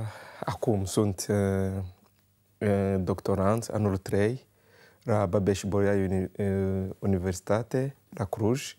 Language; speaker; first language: Romanian; non-native, learner; Kinyarwanda